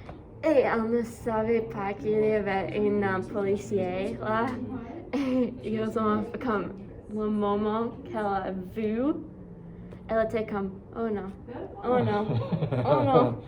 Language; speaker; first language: French; non-native, learner; English